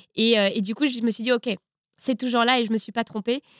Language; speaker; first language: French; native; French